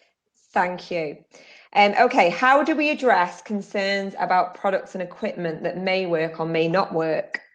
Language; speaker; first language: English; native; English